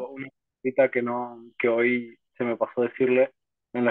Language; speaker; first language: Spanish; native; Spanish